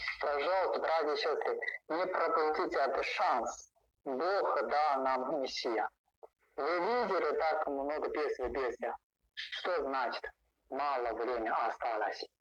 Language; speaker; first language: Russian; non-native, learner; Chinese